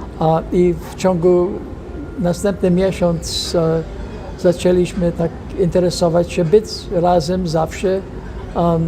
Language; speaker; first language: Polish; non-native, fluent; English